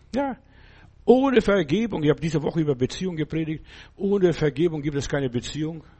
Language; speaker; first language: German; non-native, fluent; Lithuanian